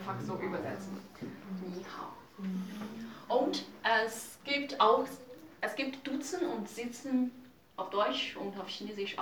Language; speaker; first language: German; non-native, learner; Chinese